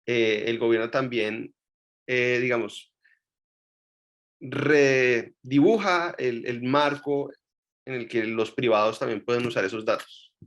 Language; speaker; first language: Spanish; native; Spanish